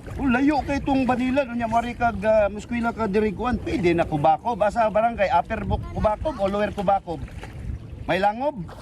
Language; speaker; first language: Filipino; non-native, local second language; Cebuano